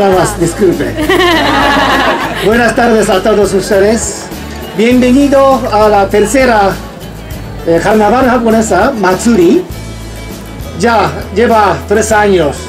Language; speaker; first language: Spanish; non-native, learner; Japanese